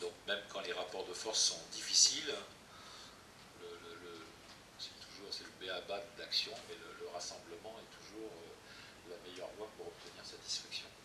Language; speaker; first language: French; native; French